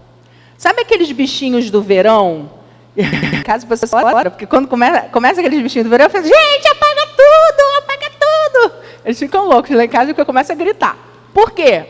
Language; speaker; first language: Portuguese; native; Portuguese